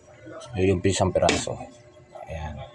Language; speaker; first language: Filipino; non-native, local second language; Pampanga